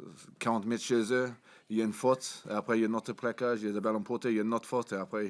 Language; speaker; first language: French; non-native, fluent; English